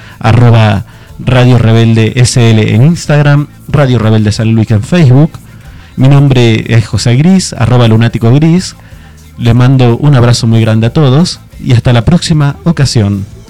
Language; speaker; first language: Spanish; native; Spanish